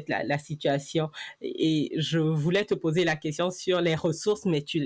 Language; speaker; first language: French; native; French